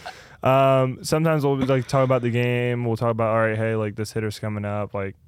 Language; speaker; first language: English; early bilingual, other home language; Spanish